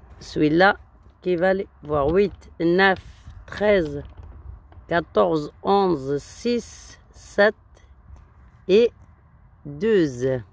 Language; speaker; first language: French; non-native, learner; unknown